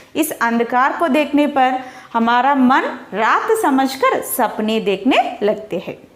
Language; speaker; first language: Hindi; non-native, local second language; Telugu